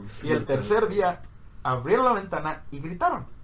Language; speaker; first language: Spanish; native; Spanish